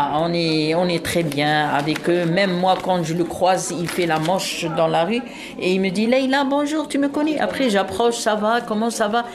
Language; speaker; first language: French; non-native, fluent; Arabic